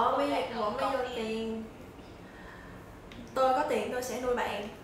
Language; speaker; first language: Chinese; non-native, learner; Vietnamese